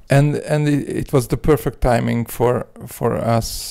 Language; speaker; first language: English; non-native, fluent; Hungarian